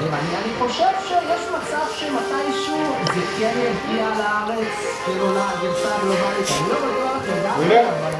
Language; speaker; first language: Hebrew; native; Hebrew